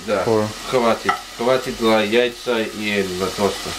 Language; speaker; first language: Russian; non-native, fluent; English